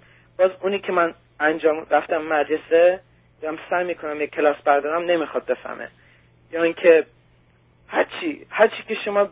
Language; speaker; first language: Persian; early bilingual, heritage; Persian